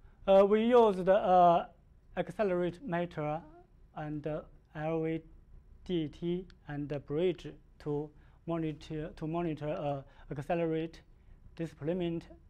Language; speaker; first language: English; non-native, learner; Chinese